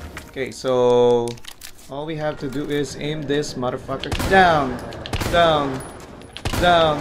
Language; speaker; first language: English; non-native, local second language; Filipino